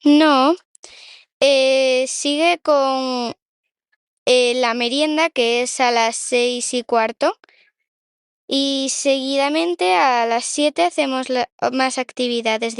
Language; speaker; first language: Spanish; native; Spanish